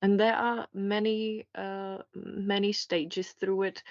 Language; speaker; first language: English; non-native, fluent; Czech